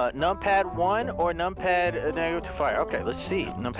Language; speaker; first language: English; native; English